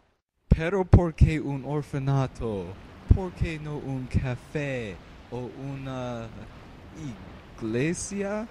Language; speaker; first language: Spanish; non-native, learner; English